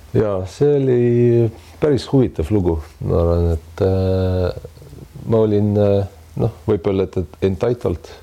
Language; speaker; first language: Estonian; non-native, local second language; Russian